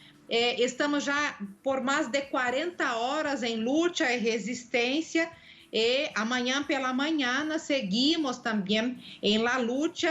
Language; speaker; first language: Portuguese; non-native, local second language; Spanish